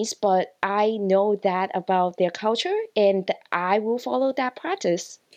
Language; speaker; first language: English; non-native, local second language; Cantonese